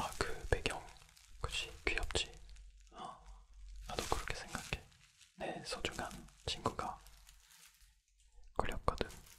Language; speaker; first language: Korean; non-native, fluent; French